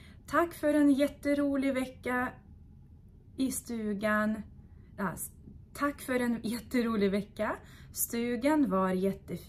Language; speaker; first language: Swedish; non-native, fluent; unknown